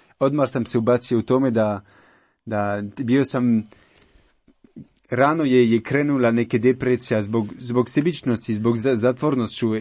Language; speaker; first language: Croatian; non-native, learner; French